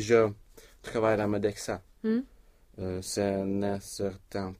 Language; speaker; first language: French; non-native, learner; Swedish